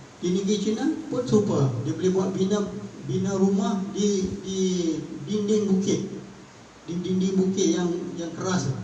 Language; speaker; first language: Malay; native; Malay